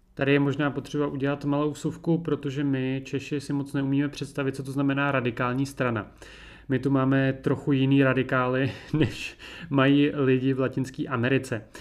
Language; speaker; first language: Czech; native; Czech